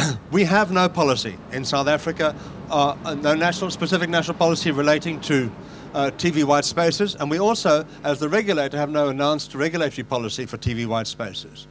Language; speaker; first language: English; native; English